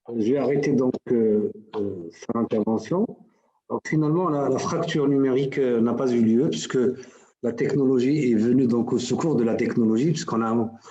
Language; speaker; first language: French; non-native, local second language; Arabic